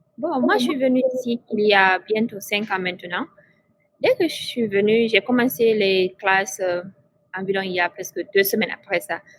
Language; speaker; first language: French; non-native, local second language; Fula